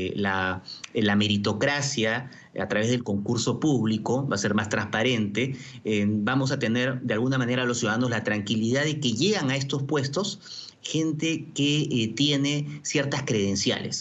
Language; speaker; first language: Spanish; native; Spanish